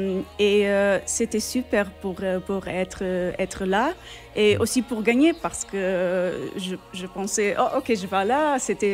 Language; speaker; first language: French; non-native, fluent; Portuguese